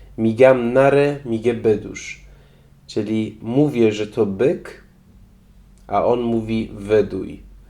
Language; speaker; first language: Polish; non-native, fluent; Persian